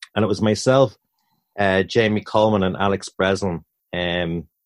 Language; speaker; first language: English; native; English